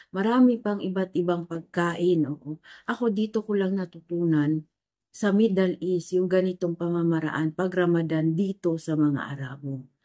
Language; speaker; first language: Filipino; non-native, local second language; Maguindanaon